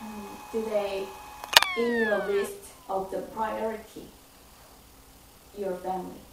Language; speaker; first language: English; non-native, learner; Korean